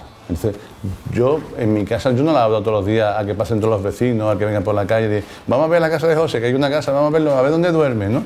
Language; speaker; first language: Spanish; native; Spanish